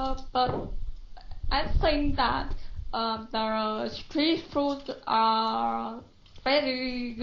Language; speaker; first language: English; non-native, learner; Vietnamese